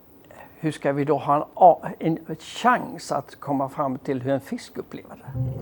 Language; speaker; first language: Swedish; native; Swedish